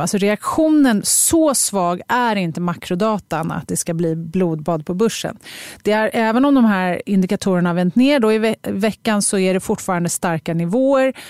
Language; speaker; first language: Swedish; native; Swedish